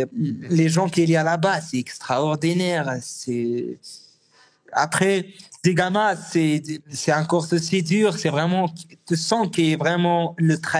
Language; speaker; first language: French; non-native, learner; Arabic